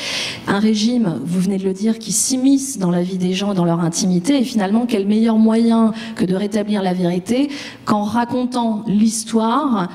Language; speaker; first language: French; native; French